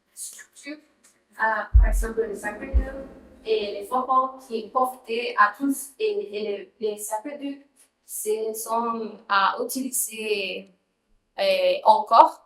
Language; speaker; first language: French; non-native, learner; Spanish